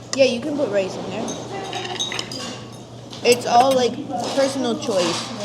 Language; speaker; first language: English; native; English